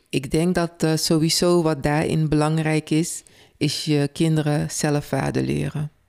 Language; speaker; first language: Dutch; early bilingual, other home language; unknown